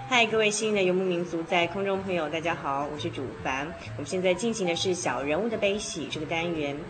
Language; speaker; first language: Chinese; native; Chinese